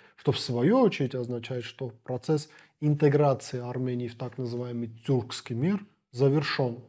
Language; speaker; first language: Russian; non-native, local second language; Armenian